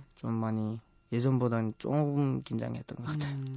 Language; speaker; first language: Korean; early bilingual, heritage; Korean